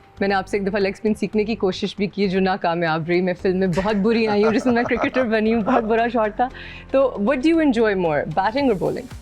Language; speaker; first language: Urdu; native; Urdu